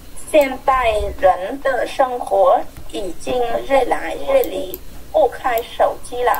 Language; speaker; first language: Chinese; non-native, learner; Vietnamese